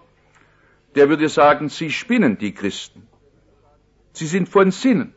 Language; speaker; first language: German; native; German